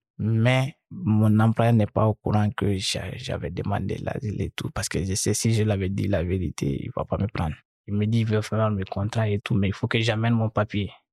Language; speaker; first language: French; non-native, local second language; Fula